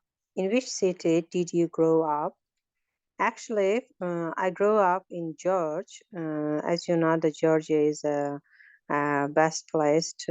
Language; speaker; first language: English; non-native, learner; Azerbaijani